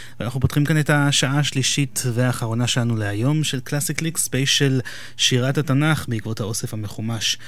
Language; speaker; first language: Hebrew; native; Hebrew